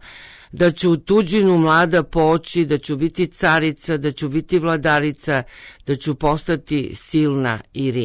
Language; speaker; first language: Serbian; native; Serbian